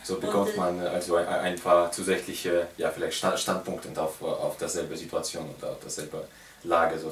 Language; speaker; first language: German; non-native, fluent; Russian